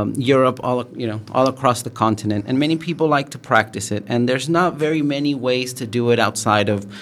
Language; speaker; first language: English; early bilingual, other home language; Spanish